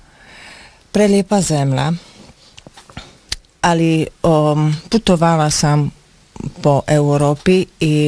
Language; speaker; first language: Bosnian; non-native, learner; Slovak